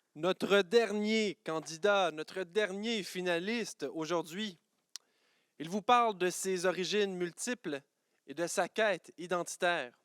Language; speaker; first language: French; native; French